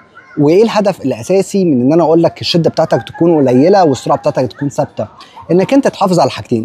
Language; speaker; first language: Arabic; native; Arabic